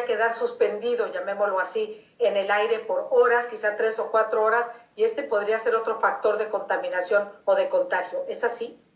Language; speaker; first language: Spanish; native; Spanish